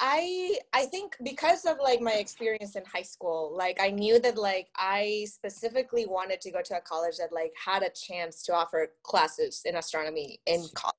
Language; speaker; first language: English; non-native, fluent; Spanish